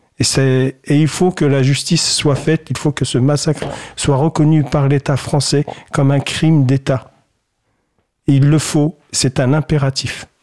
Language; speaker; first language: French; early bilingual, other home language; Kabyle